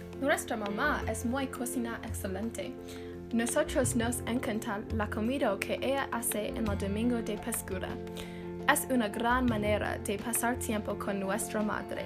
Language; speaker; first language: Spanish; non-native, learner; English